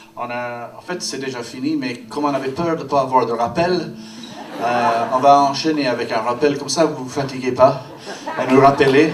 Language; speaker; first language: French; non-native, fluent; English